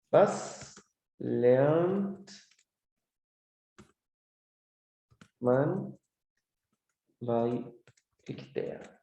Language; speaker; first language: German; non-native, learner; Spanish